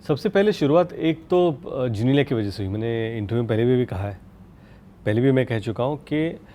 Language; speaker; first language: Hindi; non-native, local second language; Marathi